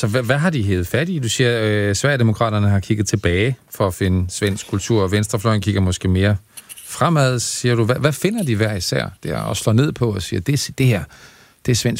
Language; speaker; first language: Danish; native; Danish